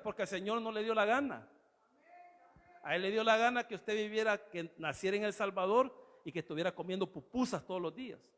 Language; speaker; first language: Spanish; native; Spanish